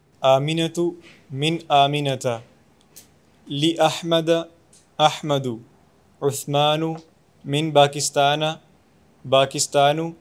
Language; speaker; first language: Arabic; non-native, learner; Urdu